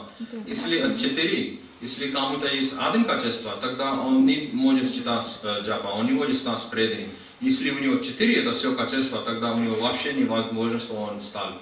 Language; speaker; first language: Russian; non-native, learner; Hindi